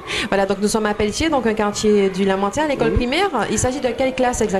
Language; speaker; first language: French; native; French